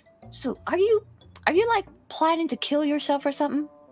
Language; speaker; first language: English; early bilingual, other home language; Japanese